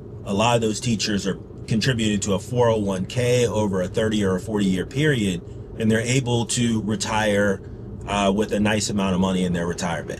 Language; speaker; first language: English; native; English